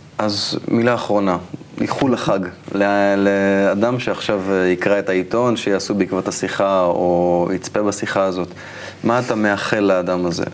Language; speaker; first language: Hebrew; native; Hebrew